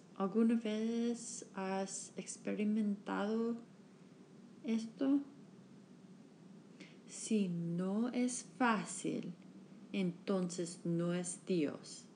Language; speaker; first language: Spanish; non-native, learner; English